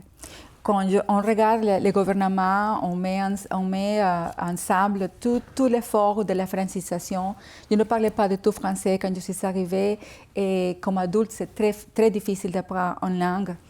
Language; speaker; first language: French; non-native, fluent; Spanish